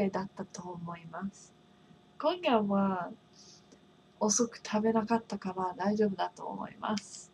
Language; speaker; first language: Japanese; non-native, fluent; English